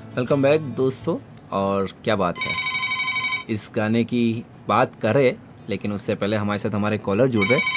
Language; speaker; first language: Hindi; non-native, local second language; Gujarati